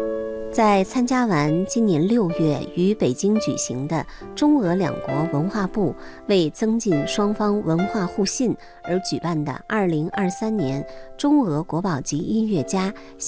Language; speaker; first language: Chinese; native; Chinese